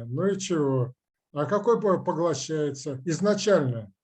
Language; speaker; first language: Russian; native; Russian